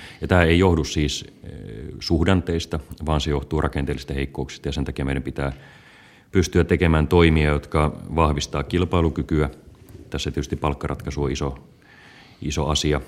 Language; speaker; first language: Finnish; native; Finnish